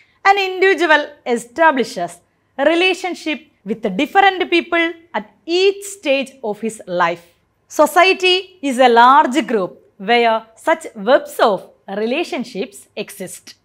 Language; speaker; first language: English; non-native, local second language; Malayalam